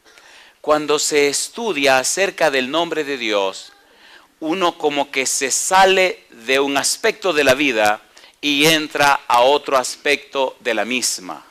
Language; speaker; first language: Spanish; native; Spanish